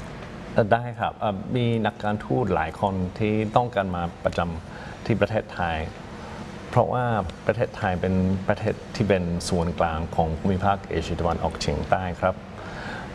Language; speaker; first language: Thai; non-native, fluent; English